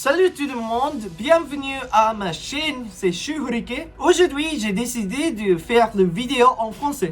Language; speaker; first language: French; non-native, learner; Japanese